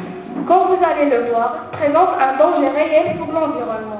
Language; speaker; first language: French; non-native, local second language; Arabic